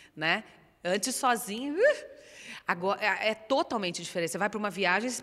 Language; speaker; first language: Portuguese; native; Portuguese